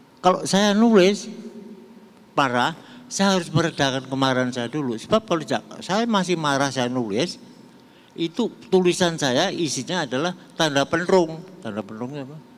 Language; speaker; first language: Indonesian; non-native, local second language; Javanese